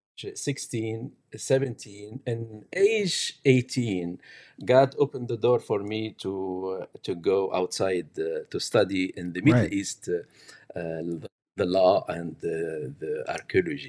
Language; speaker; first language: English; non-native, learner; Arabic